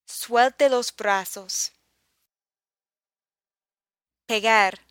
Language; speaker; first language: Spanish; non-native, fluent; English